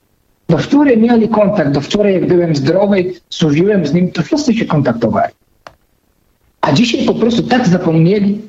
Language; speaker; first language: Polish; non-native, fluent; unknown